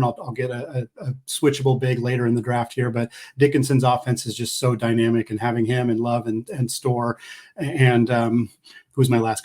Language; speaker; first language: English; native; English